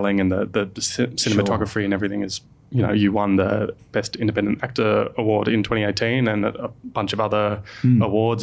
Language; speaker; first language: English; native; English